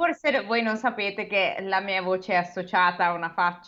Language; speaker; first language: Italian; native; Italian